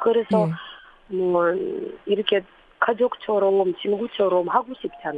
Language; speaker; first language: Korean; non-native, learner; Russian